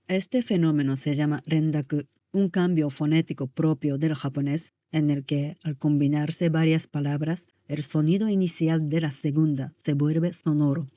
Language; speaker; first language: Spanish; non-native, fluent; Japanese